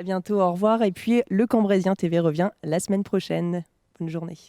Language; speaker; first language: French; native; French